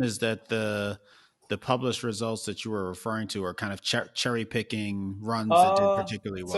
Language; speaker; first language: English; native; English